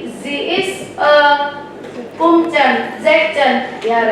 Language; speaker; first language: German; non-native, learner; Indonesian